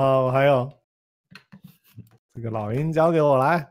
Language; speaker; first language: Chinese; native; Chinese